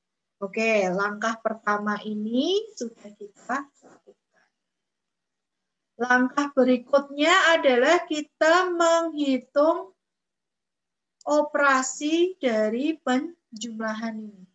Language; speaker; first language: Indonesian; native; Indonesian